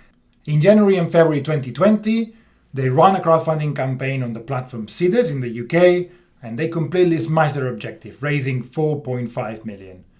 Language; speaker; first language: English; non-native, fluent; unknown